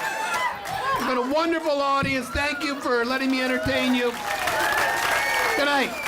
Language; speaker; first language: English; native; English